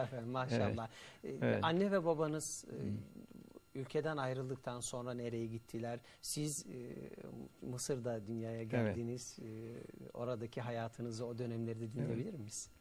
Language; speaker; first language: Turkish; native; Turkish